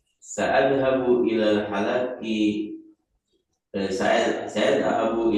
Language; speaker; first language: Arabic; non-native, learner; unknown